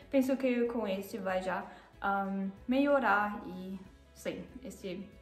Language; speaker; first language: Portuguese; non-native, learner; German